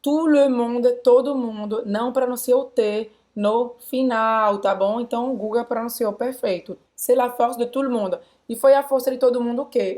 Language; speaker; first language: Portuguese; native; Portuguese